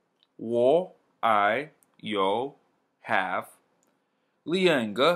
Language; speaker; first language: Chinese; non-native, learner; English